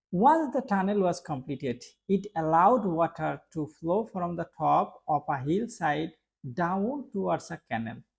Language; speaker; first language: English; non-native, local second language; Bangla